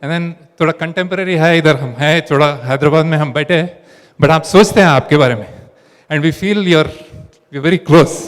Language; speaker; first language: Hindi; non-native, local second language; Telugu